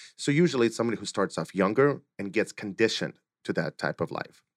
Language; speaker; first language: English; early bilingual, other home language; Russian